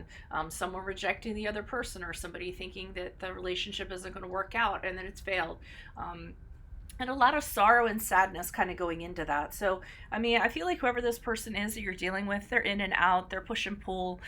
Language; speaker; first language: English; native; English